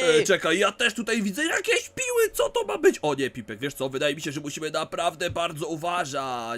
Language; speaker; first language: Polish; native; Polish